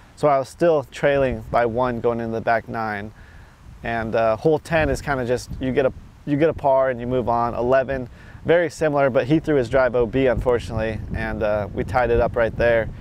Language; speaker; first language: English; native; English